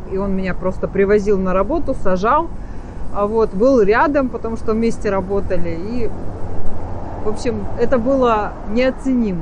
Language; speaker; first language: Russian; native; Russian